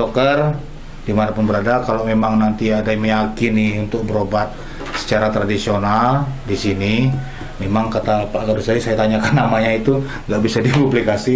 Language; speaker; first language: Malay; native; Malay